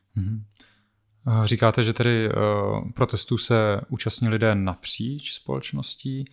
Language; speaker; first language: Czech; native; Czech